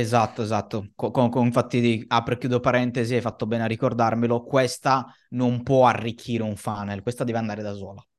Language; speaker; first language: Italian; native; Italian